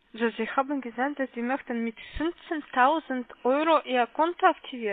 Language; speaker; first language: German; non-native, learner; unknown